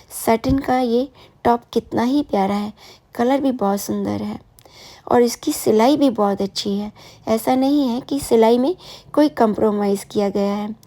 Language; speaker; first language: Hindi; native; Hindi